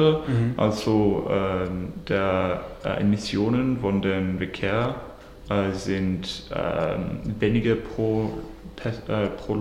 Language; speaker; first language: German; non-native, learner; English